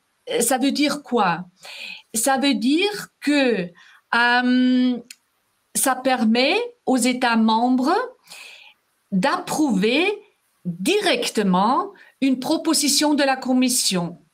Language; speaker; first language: French; non-native, fluent; German